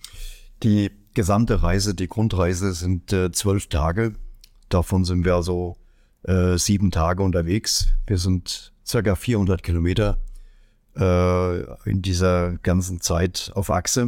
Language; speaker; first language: German; native; German